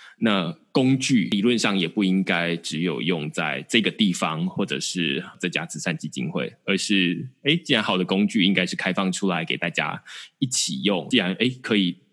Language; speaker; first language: Chinese; native; Chinese